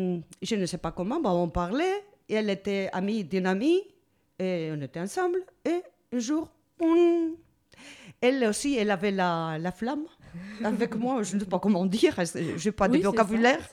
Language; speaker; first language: French; non-native, learner; Spanish